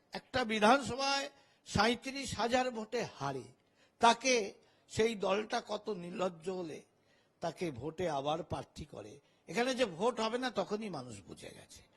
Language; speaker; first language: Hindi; non-native, local second language; Bangla